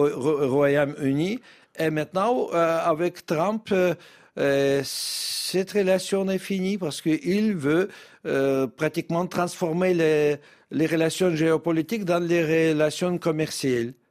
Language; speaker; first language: French; non-native, fluent; Russian